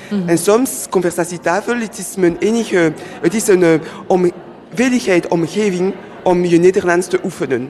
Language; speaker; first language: Dutch; non-native, local second language; French